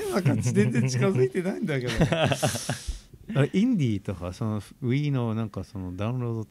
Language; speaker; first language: Japanese; native; Japanese